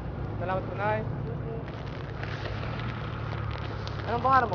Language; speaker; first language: Filipino; non-native, local second language; Bikol